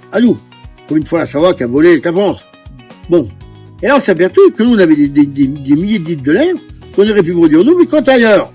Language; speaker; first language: French; native; French